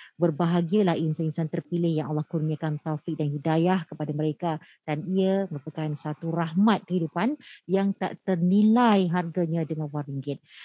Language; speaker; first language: Malay; native; Malay